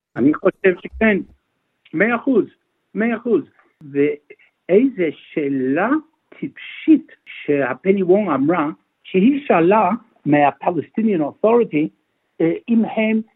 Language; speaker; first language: Hebrew; non-native, fluent; English